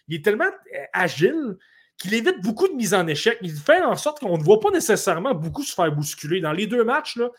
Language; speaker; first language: French; native; French